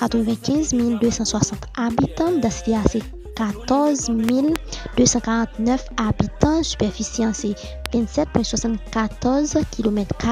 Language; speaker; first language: French; non-native, learner; Haitian Creole